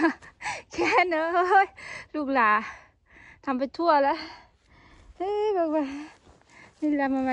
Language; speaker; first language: Norwegian; non-native, learner; Thai